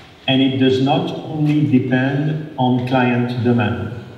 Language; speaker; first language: English; non-native, fluent; French